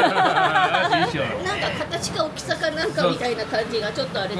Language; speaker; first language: Japanese; native; Japanese